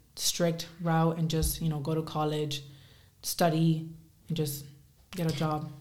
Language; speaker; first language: English; early bilingual, other home language; Spanish